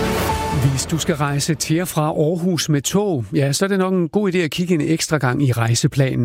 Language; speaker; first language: Danish; native; Danish